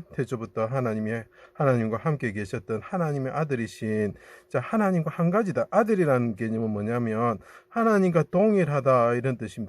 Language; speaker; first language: Korean; native; Korean